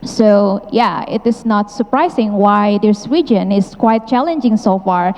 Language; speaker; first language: English; non-native, fluent; Indonesian